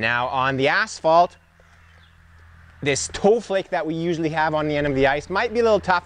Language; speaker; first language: English; native; English